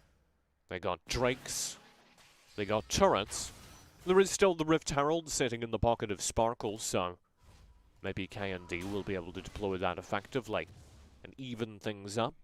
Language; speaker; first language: English; native; English